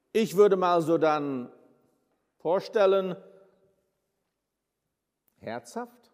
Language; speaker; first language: German; non-native, fluent; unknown